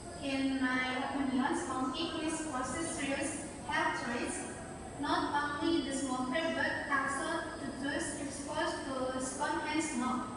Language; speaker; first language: English; non-native, learner; Indonesian